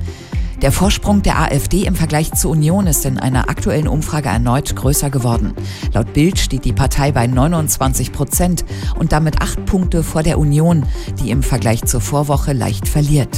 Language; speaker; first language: German; native; German